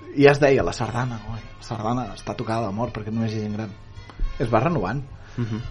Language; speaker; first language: Catalan; native; Catalan